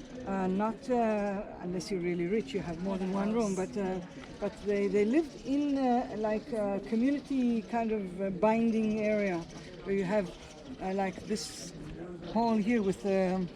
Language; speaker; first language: English; non-native, fluent; Hebrew